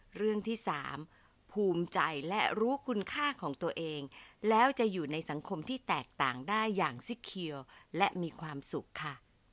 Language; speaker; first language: Thai; native; Thai